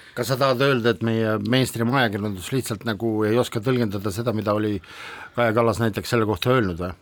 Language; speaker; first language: Estonian; non-native, local second language; Russian